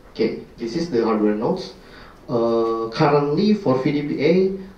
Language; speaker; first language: English; non-native, learner; Indonesian